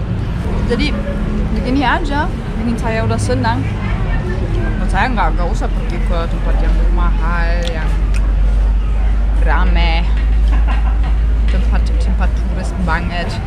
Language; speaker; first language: Indonesian; non-native, fluent; German